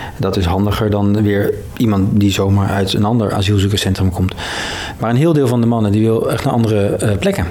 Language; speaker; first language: Dutch; native; Dutch